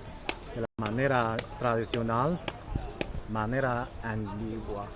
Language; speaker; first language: Spanish; non-native, fluent; Chinese